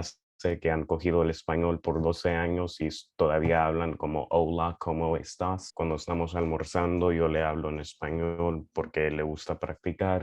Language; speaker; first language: Spanish; early bilingual, heritage; Spanish